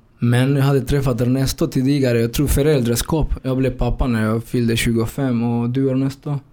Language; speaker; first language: Swedish; non-native, fluent; Spanish